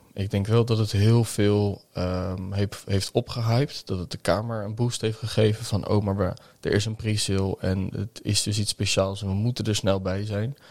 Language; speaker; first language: Dutch; native; Dutch